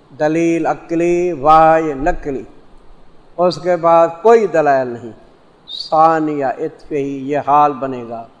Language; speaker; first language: Urdu; non-native, local second language; Saraiki